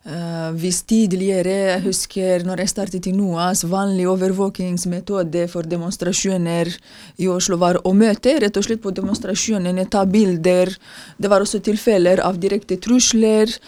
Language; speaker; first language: Norwegian; non-native, fluent; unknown